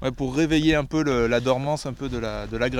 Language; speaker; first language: French; native; French